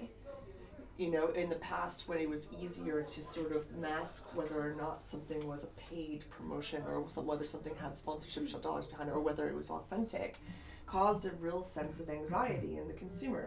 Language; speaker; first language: English; native; English